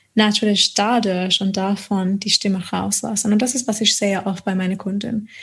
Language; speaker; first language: German; non-native, fluent; English